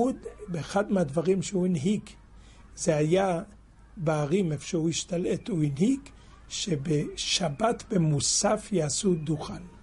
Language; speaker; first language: Hebrew; non-native, fluent; French